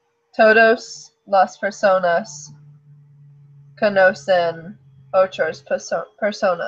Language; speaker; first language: Spanish; non-native, learner; English